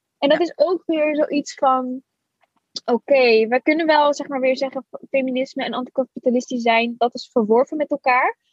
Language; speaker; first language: Dutch; early bilingual, other home language; Arabic